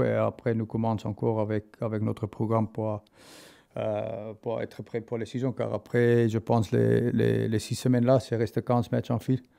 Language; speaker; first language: French; non-native, learner; English